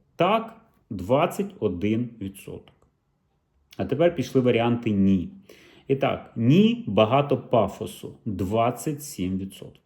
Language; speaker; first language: Ukrainian; native; Ukrainian